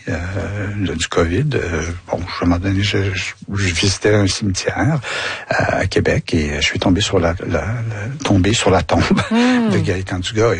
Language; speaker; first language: French; native; French